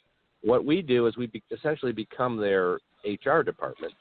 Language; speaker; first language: English; native; English